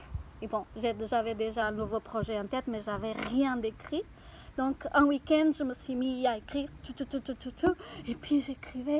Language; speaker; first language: French; non-native, fluent; Portuguese